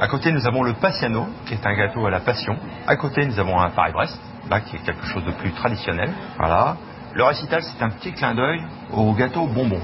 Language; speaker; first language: French; native; French